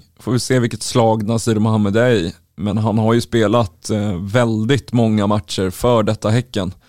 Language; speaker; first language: Swedish; native; Swedish